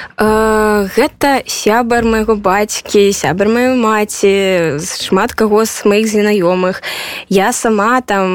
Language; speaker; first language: Belarusian; non-native, local second language; Russian